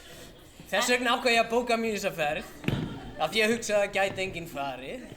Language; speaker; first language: Icelandic; non-native, fluent; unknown